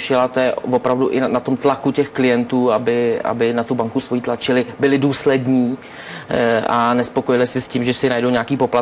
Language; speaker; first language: Czech; native; Czech